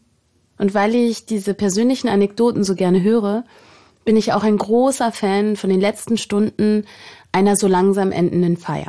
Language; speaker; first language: German; native; German